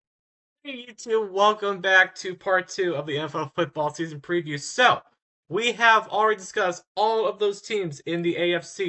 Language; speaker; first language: English; native; English